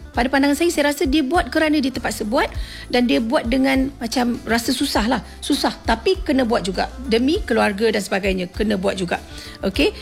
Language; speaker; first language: Malay; non-native, local second language; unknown